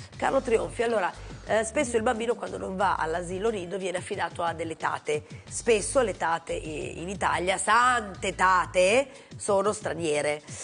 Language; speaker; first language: Italian; native; Italian